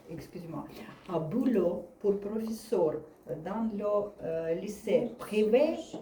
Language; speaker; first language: French; non-native, learner; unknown